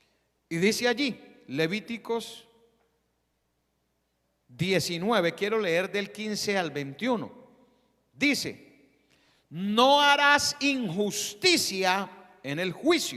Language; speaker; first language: Spanish; native; Spanish